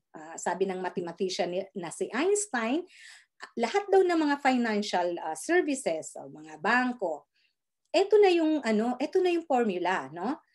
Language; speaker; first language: Filipino; native; Filipino